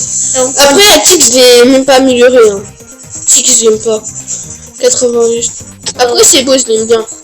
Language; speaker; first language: French; early bilingual, other home language; Romanian